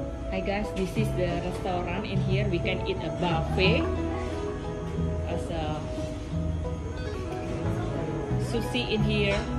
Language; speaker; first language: English; non-native, learner; Indonesian